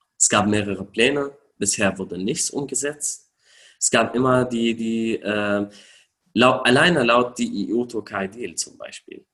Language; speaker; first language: German; non-native, fluent; Arabic